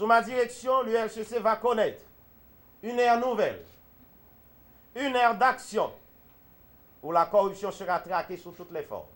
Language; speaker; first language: French; non-native, local second language; Haitian Creole